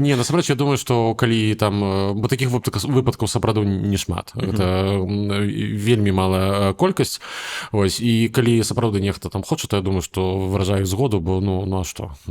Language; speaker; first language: Belarusian; native; Belarusian